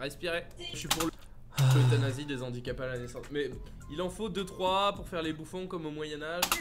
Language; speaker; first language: French; native; French